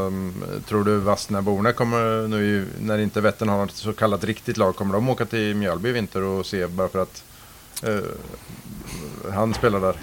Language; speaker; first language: Swedish; native; Swedish